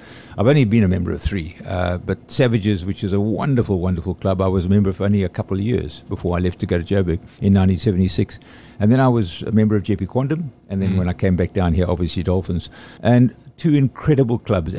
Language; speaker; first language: English; native; English